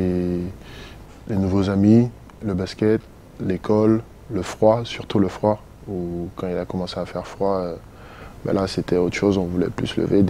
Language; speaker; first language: French; native; French